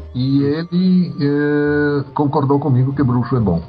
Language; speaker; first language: Portuguese; early bilingual, other home language; Polish